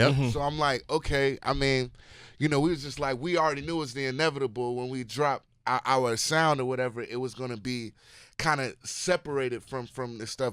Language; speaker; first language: English; native; English